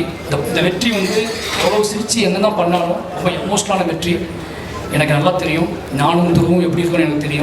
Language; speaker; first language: Tamil; native; Tamil